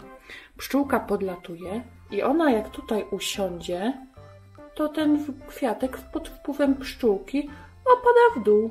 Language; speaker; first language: Polish; native; Polish